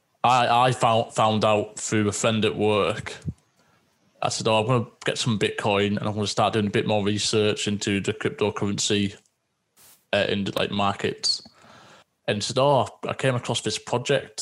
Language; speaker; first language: English; native; English